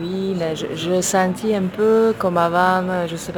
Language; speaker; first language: French; non-native, fluent; Slovak